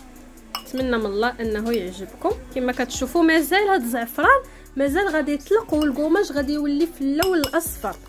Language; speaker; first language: Arabic; native; Arabic